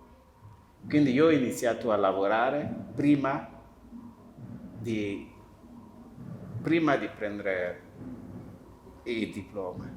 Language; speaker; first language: Italian; non-native, fluent; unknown